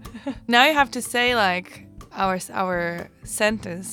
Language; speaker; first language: English; non-native, fluent; Portuguese